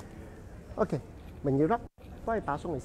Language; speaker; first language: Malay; non-native, local second language; Cantonese